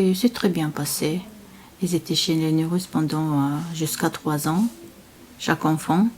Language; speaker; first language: French; non-native, learner; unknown